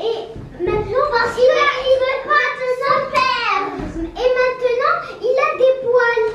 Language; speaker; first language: French; non-native, local second language; Arabic